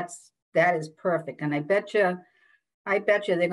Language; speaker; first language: English; native; English